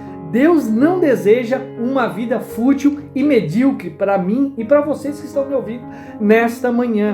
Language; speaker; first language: Portuguese; native; Portuguese